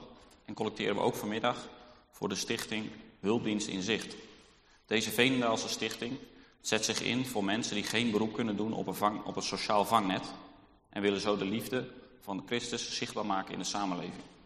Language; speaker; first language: Dutch; native; Dutch